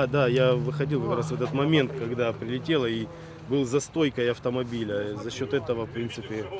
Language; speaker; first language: Russian; native; Russian